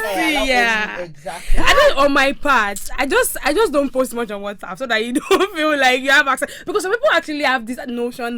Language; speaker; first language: English; non-native, local second language; Yoruba